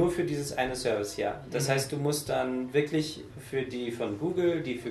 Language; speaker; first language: German; native; German